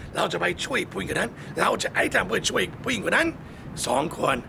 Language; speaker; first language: Thai; non-native, fluent; English